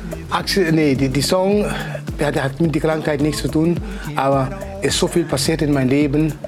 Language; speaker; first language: German; non-native, fluent; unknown